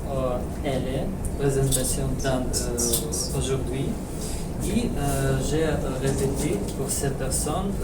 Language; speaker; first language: French; non-native, learner; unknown